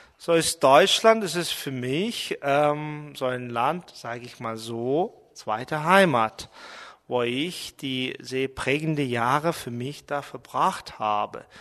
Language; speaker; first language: German; non-native, fluent; Mongolian